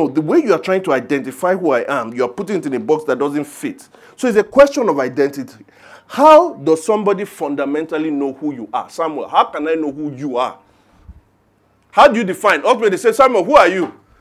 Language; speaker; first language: English; non-native, local second language; Yoruba